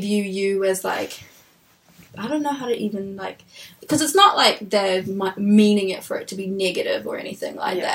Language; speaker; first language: English; native; English